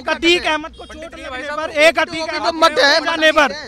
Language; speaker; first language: Hindi; native; Hindi